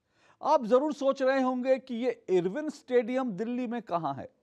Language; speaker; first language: Hindi; native; Hindi